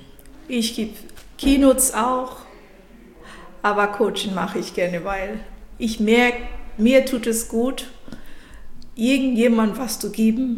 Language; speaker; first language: German; non-native, fluent; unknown